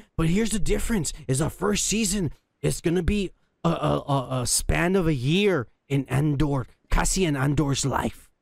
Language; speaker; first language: English; early bilingual, other home language; Spanish